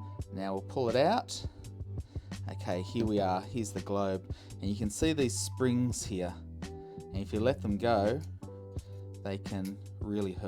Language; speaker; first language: English; native; English